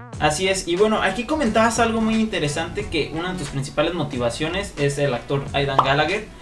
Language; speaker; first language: Spanish; native; Spanish